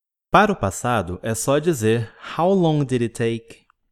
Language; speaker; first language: Portuguese; native; Portuguese